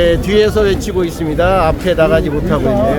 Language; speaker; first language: Korean; native; Korean